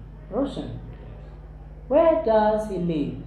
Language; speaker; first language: English; non-native, local second language; Nepali